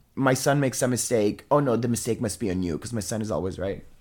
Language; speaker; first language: English; non-native, fluent; Italian